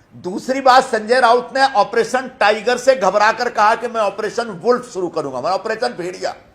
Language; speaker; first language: Hindi; non-native, local second language; Marathi